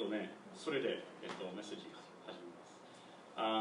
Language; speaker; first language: Japanese; non-native, learner; English